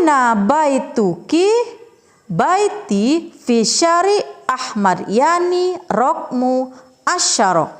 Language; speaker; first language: Arabic; non-native, fluent; Indonesian